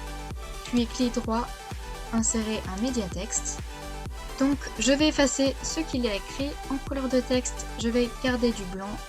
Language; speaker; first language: French; native; French